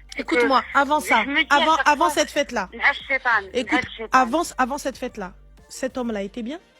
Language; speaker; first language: French; native; French